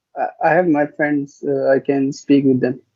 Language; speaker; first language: English; non-native, learner; Hindi